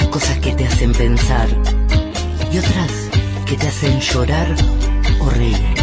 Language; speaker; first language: Spanish; native; Spanish